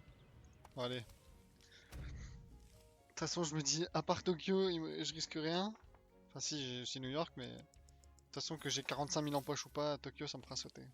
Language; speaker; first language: French; native; French